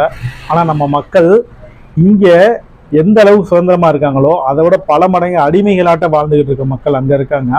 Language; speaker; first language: Tamil; native; Tamil